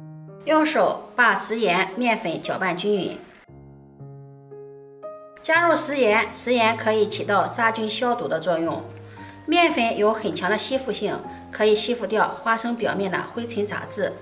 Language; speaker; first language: Chinese; native; Chinese